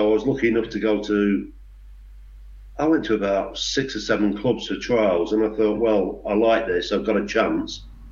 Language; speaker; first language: English; native; English